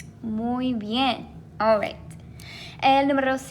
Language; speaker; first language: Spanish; non-native, fluent; English